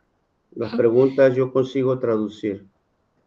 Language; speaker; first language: Spanish; non-native, fluent; Portuguese